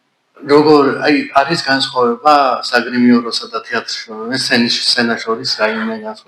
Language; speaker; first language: Georgian; native; Georgian